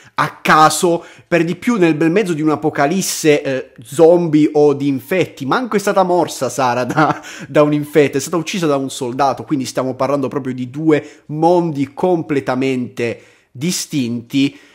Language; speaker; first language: Italian; native; Italian